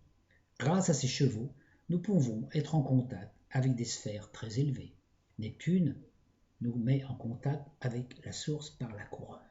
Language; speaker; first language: French; native; French